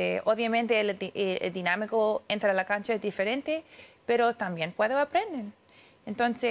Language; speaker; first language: Spanish; early bilingual, heritage; English